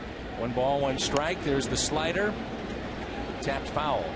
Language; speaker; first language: English; native; English